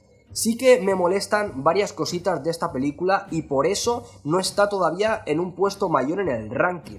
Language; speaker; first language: Spanish; native; Spanish